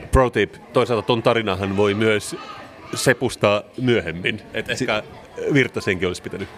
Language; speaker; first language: Finnish; native; Finnish